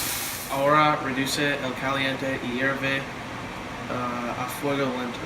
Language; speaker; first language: Spanish; non-native, learner; English